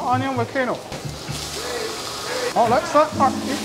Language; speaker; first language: Chinese; native; Chinese